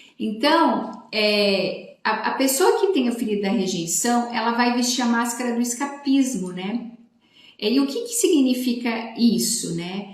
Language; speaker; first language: Portuguese; native; Portuguese